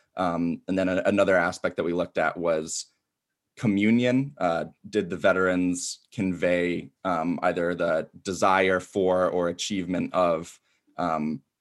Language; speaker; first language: English; native; English